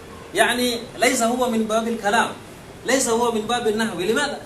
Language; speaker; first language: Arabic; non-native, fluent; Indonesian